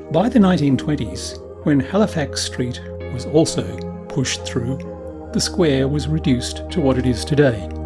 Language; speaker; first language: English; native; English